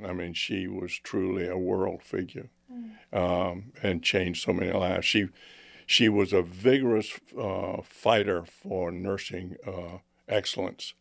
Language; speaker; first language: English; native; English